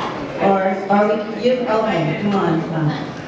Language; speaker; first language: English; native; English